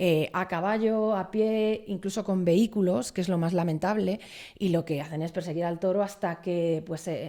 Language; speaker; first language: Spanish; native; Spanish